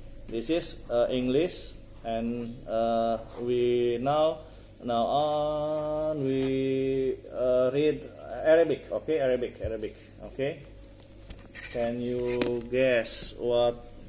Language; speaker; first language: English; non-native, learner; Indonesian